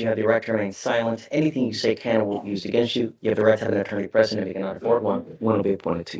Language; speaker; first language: English; native; English